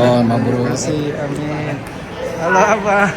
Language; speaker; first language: Indonesian; native; Indonesian